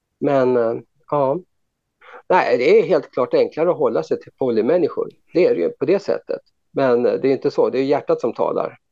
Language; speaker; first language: Swedish; native; Swedish